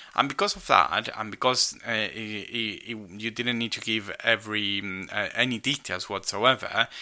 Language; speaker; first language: English; non-native, fluent; Spanish